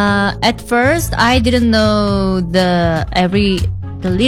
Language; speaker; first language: English; non-native, learner; Korean